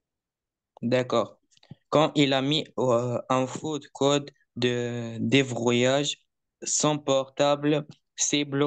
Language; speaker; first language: French; non-native, learner; Arabic